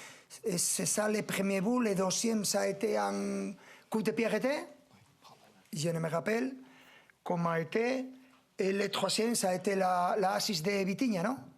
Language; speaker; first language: French; non-native, fluent; Spanish